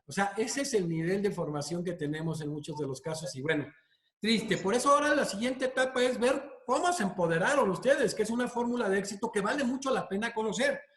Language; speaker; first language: Spanish; native; Spanish